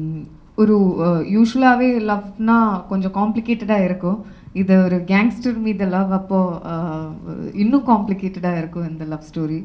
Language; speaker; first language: Tamil; non-native, local second language; Malayalam